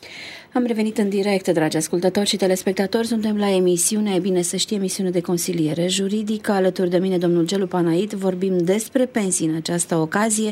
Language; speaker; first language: Romanian; native; Romanian